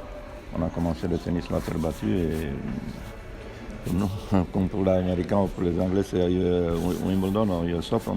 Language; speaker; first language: French; non-native, fluent; Romanian